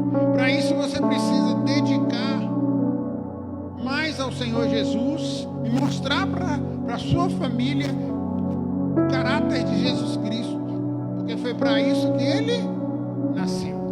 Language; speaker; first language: Portuguese; native; Portuguese